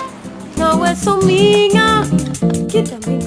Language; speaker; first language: Spanish; non-native, learner; English